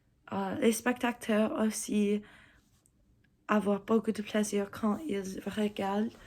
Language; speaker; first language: French; non-native, learner; English